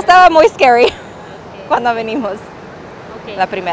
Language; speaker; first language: Spanish; early bilingual, heritage; Spanish